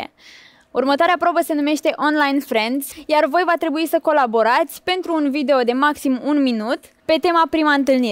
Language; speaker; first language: Romanian; native; Romanian